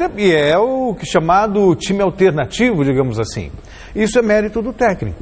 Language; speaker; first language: Portuguese; native; Portuguese